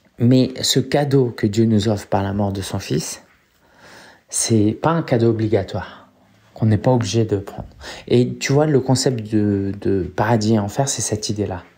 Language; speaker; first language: French; early bilingual, other home language; Chinese